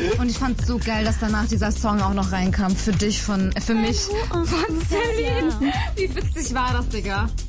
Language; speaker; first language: German; native; German